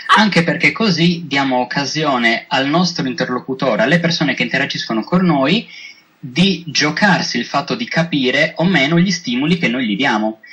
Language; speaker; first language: Italian; native; Italian